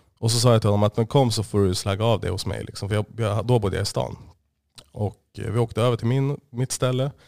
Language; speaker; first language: Swedish; native; Swedish